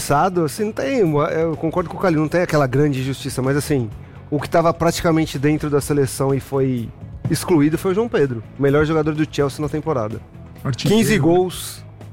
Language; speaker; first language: Portuguese; native; Portuguese